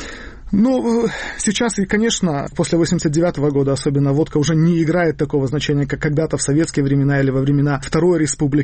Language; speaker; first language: Russian; native; Russian